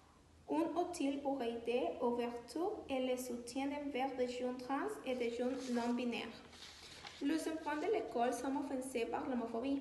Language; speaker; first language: French; non-native, learner; Spanish